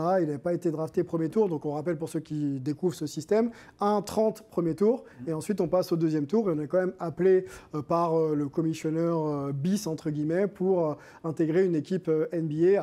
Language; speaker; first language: French; native; French